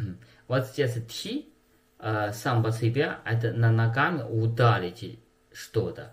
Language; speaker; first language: Russian; non-native, learner; Chinese